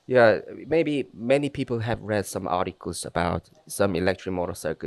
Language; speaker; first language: English; non-native, fluent; Korean